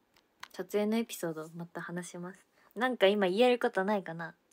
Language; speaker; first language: Japanese; native; Japanese